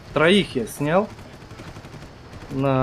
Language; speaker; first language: Russian; native; Russian